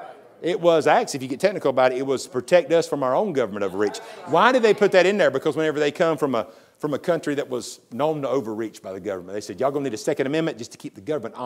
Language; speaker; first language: English; native; English